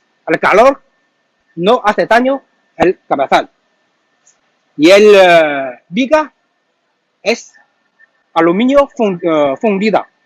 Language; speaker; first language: Spanish; non-native, learner; Chinese